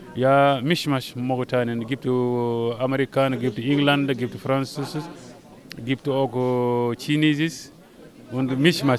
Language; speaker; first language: German; non-native, learner; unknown